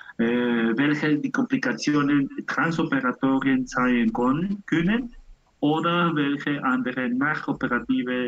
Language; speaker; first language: German; non-native, learner; Spanish